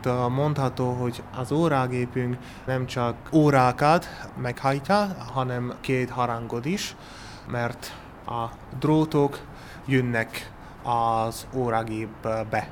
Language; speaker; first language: Hungarian; non-native, learner; Slovak